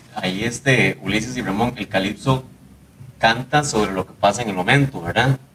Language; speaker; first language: Spanish; native; Spanish